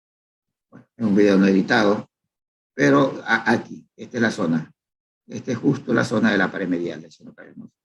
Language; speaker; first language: Spanish; native; Spanish